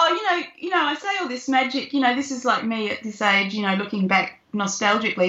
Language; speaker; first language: English; native; English